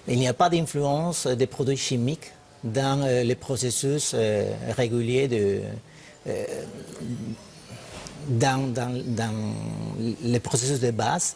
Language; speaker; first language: French; non-native, fluent; Spanish